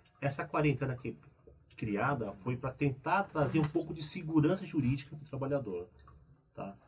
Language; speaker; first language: Portuguese; early bilingual, other home language; Korean